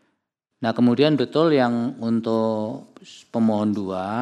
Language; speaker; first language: Indonesian; native; Indonesian